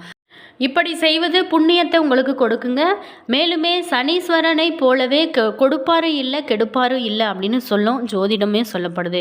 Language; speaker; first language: Tamil; native; Tamil